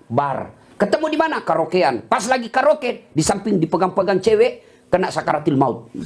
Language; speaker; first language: Indonesian; non-native, local second language; Buginese